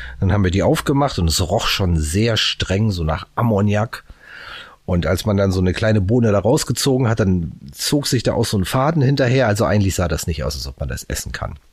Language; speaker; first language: German; native; German